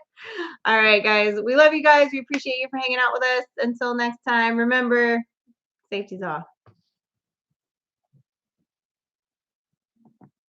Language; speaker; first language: English; native; English